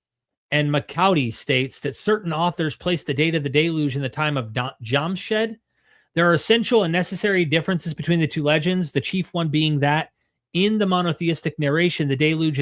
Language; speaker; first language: English; native; English